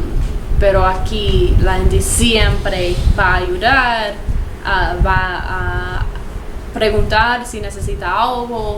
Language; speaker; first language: Spanish; non-native, learner; English